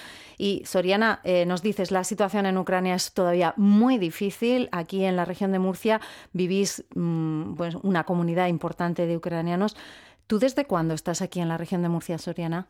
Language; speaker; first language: Spanish; native; Spanish